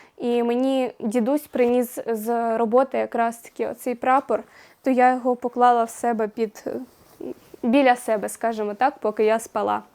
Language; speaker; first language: Ukrainian; non-native, local second language; Russian